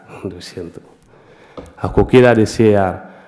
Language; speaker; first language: Spanish; non-native, learner; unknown